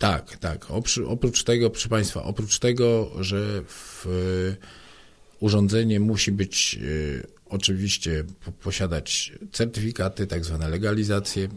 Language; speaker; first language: Polish; native; Polish